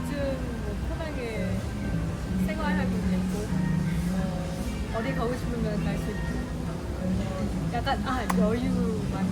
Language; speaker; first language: Korean; non-native, fluent; Vietnamese